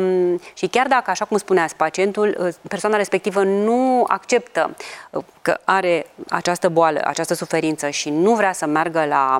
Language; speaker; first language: Romanian; native; Romanian